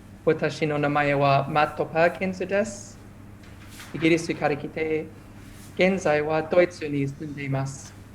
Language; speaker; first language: Japanese; non-native, fluent; English